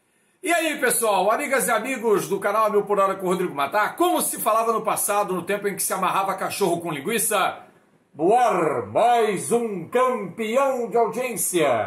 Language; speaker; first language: Portuguese; native; Portuguese